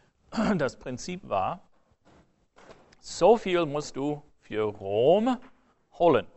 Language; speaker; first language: German; non-native, fluent; English